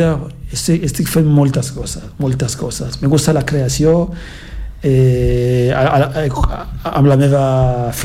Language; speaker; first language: Catalan; non-native, fluent; Fula